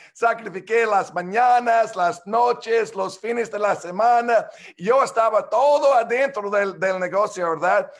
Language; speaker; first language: Spanish; non-native, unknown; English